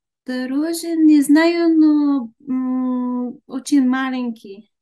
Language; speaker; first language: Russian; non-native, learner; Bulgarian